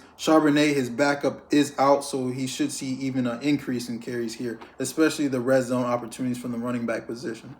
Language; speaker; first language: English; native; English